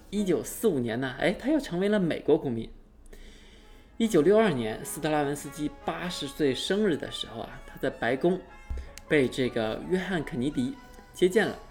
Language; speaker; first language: Chinese; native; Chinese